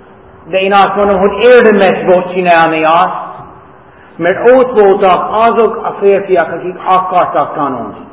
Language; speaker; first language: Hungarian; non-native, learner; English